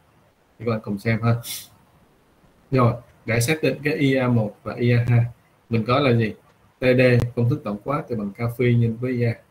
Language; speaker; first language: Vietnamese; native; Vietnamese